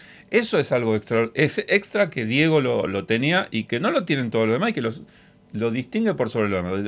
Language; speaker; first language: Spanish; native; Spanish